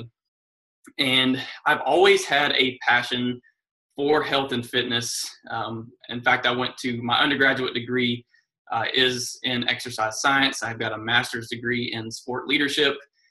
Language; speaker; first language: English; native; English